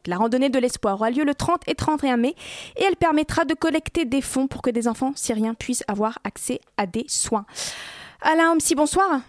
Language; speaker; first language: French; native; French